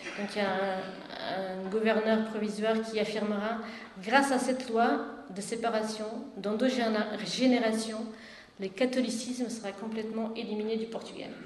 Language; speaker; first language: French; non-native, fluent; Portuguese